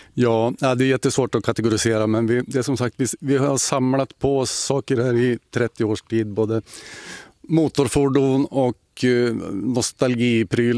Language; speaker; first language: Swedish; native; Swedish